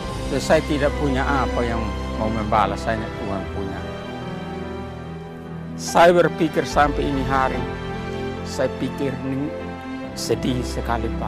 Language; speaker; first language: Indonesian; non-native, local second language; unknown